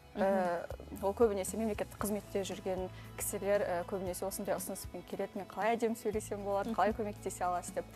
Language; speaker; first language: Kazakh; non-native, local second language; Uzbek